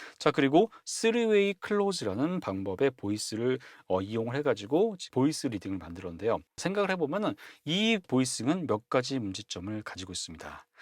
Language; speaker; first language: Korean; native; Korean